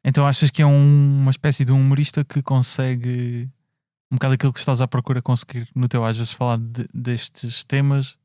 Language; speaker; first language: Portuguese; native; Portuguese